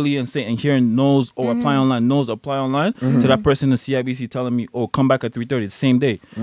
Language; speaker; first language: English; native; English